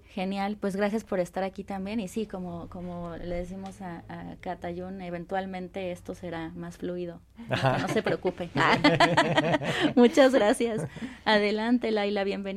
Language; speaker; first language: Spanish; native; Spanish